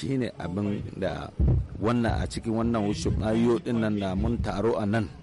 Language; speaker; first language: Hausa; non-native, local second language; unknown